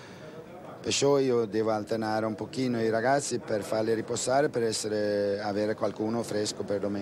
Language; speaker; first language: Italian; non-native, fluent; Swedish